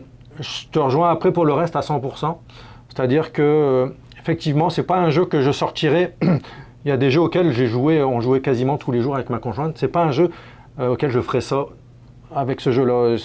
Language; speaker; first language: French; native; French